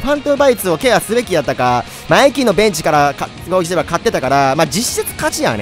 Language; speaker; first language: Japanese; native; Japanese